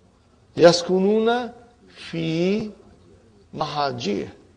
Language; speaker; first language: Arabic; non-native, fluent; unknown